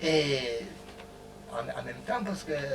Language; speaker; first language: French; non-native, fluent; Romanian